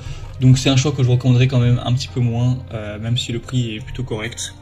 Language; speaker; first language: French; native; French